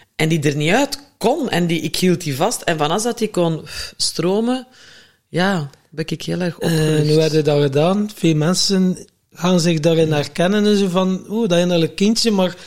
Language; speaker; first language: Dutch; native; Dutch